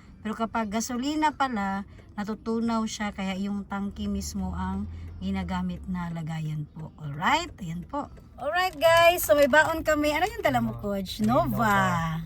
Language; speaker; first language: Filipino; non-native, local second language; Cebuano